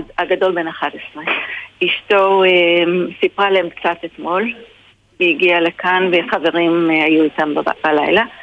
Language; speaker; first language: Hebrew; non-native, fluent; English